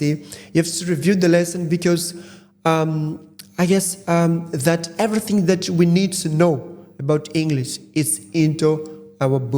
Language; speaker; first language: English; non-native, fluent; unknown